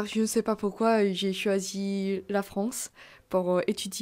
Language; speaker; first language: French; non-native, fluent; Korean